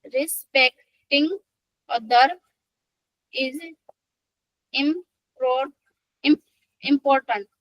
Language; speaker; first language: English; non-native, learner; Hindi